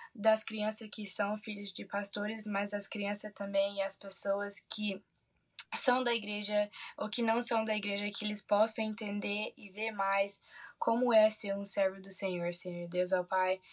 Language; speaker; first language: Portuguese; early bilingual, heritage; Portuguese